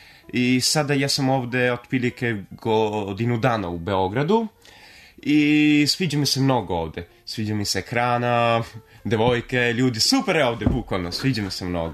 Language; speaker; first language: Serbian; early bilingual, heritage; Italian